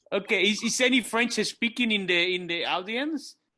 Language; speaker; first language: English; non-native, fluent; Kabuverdianu